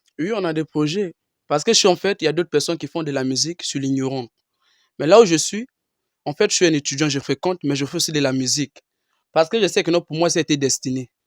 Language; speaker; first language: French; non-native, local second language; Lingala